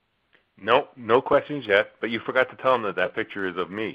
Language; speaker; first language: English; native; English